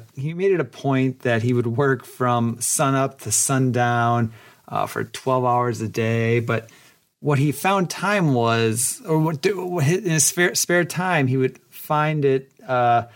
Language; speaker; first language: English; early bilingual, other home language; Polish